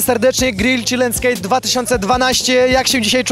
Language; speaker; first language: Polish; native; Polish